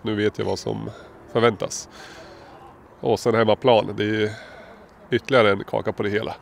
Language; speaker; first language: Swedish; native; Swedish